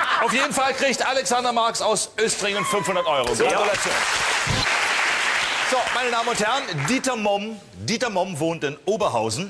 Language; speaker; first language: German; native; German